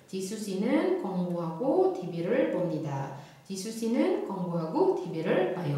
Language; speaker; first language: Korean; non-native, fluent; Indonesian